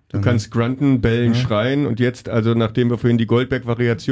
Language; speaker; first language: German; native; German